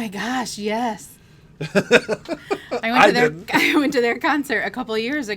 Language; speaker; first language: English; native; English